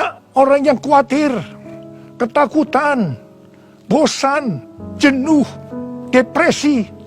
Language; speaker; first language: Indonesian; native; Indonesian